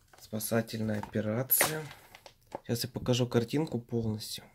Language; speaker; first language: Russian; native; Russian